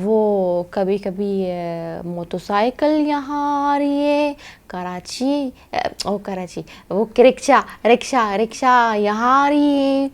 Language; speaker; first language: Hindi; non-native, learner; Arabic